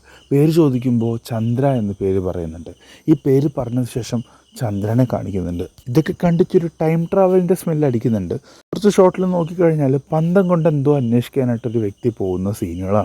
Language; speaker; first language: Malayalam; native; Malayalam